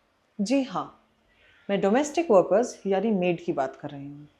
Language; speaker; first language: Hindi; native; Hindi